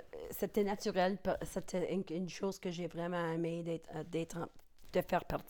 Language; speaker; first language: French; non-native, local second language; English